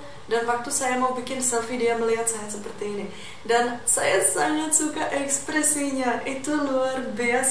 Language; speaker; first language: Indonesian; non-native, fluent; Czech